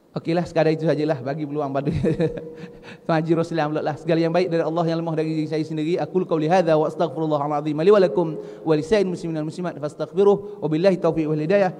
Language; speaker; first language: Malay; native; Malay